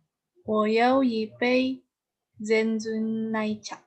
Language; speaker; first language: Chinese; non-native, learner; Indonesian